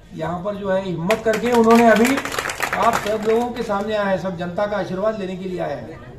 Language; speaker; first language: Hindi; non-native, local second language; Marathi